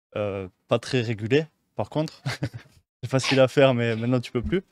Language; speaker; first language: French; native; French